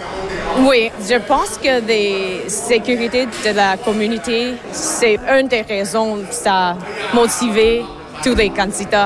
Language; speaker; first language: French; non-native, local second language; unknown